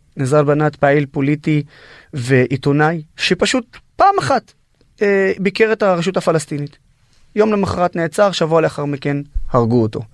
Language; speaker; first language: Hebrew; non-native, local second language; Arabic